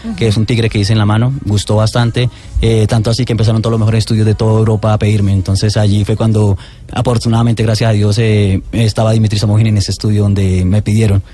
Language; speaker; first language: Spanish; native; Spanish